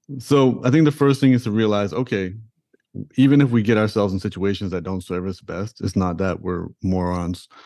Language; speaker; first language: English; early bilingual, other home language; Punjabi